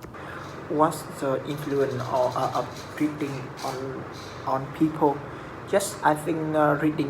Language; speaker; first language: English; non-native, learner; Vietnamese